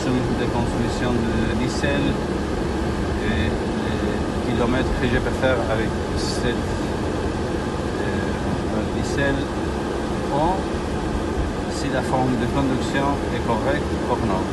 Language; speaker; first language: French; non-native, learner; Spanish